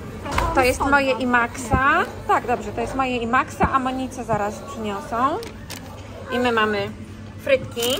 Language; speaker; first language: Polish; native; Polish